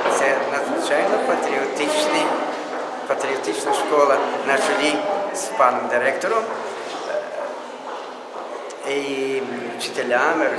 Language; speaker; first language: Ukrainian; native; Ukrainian